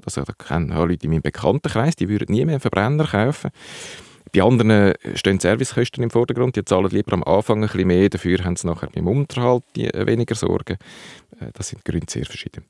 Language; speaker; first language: German; native; German